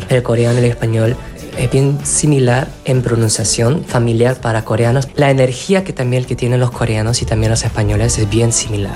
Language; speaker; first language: Spanish; non-native, fluent; Korean